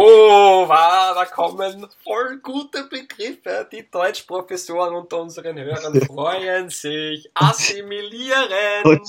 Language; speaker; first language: German; native; German